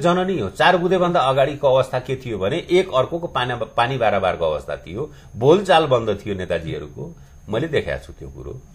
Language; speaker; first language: Nepali; non-native, local second language; Bhojpuri